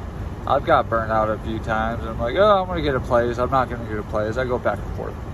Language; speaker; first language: English; native; English